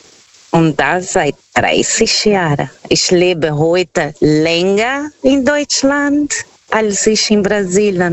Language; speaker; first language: German; non-native, learner; Portuguese